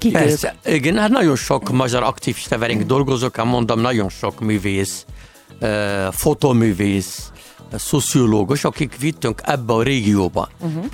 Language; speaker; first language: Hungarian; non-native, learner; Arabic